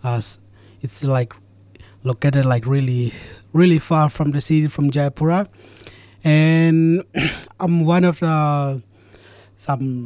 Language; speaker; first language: English; non-native, fluent; Indonesian